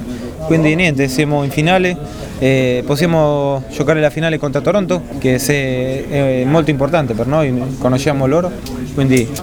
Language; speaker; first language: Italian; non-native, fluent; Spanish